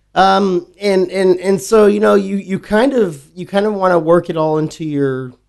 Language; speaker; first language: English; native; English